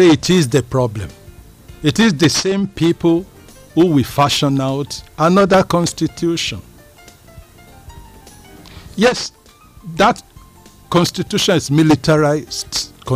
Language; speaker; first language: English; non-native, local second language; Yoruba